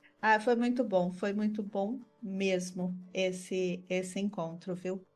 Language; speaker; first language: Portuguese; native; Portuguese